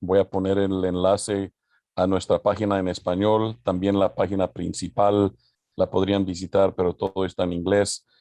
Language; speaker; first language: Spanish; early bilingual, other home language; English